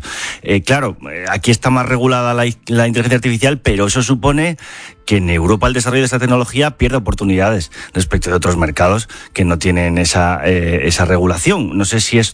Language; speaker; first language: Spanish; native; Spanish